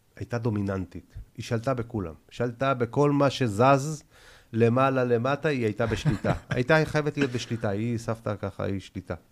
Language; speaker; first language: Hebrew; early bilingual, other home language; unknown